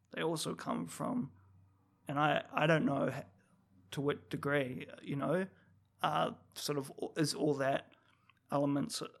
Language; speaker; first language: English; native; English